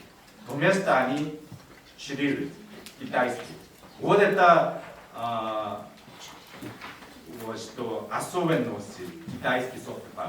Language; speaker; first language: Russian; non-native, learner; Korean